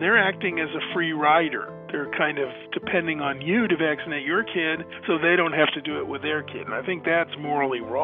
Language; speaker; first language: English; native; English